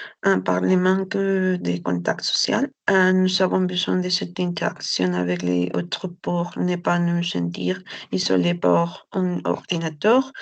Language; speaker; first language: French; non-native, learner; Spanish